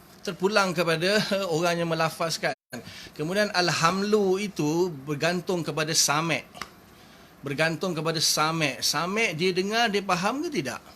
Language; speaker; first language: Malay; native; Malay